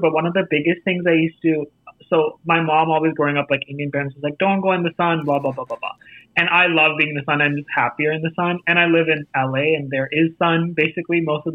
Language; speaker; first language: English; non-native, local second language; Hindi